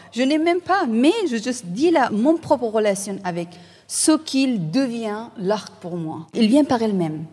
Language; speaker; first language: French; non-native, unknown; Persian